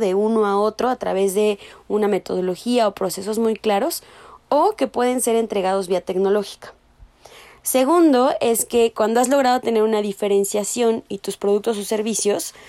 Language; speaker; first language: Spanish; native; Spanish